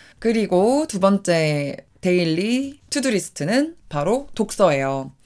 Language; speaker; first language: Korean; native; Korean